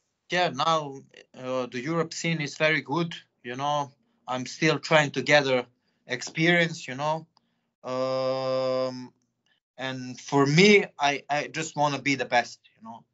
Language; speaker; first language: English; non-native, fluent; Serbian